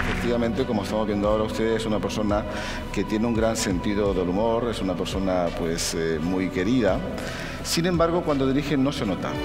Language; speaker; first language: Spanish; native; Spanish